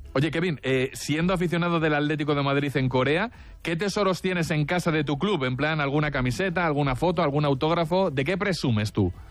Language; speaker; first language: Spanish; native; Spanish